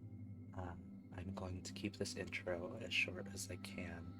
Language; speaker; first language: English; native; English